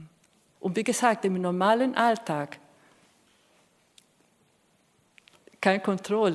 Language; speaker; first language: German; non-native, fluent; Spanish